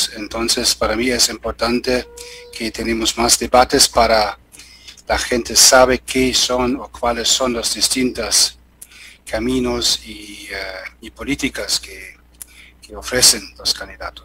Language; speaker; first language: Spanish; non-native, learner; German